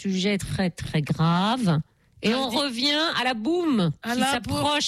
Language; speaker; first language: French; native; French